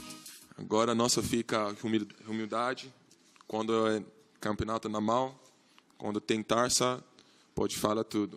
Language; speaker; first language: Portuguese; non-native, learner; English